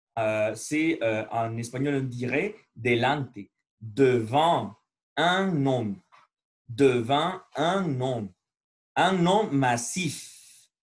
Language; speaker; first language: French; non-native, learner; Spanish